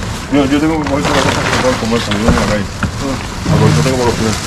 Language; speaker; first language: Spanish; non-native, fluent; Filipino